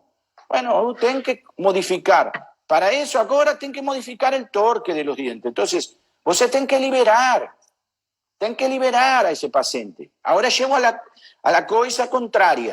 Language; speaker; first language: Portuguese; non-native, learner; Spanish